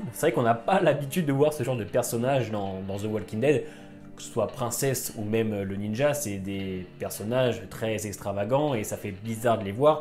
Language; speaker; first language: French; native; French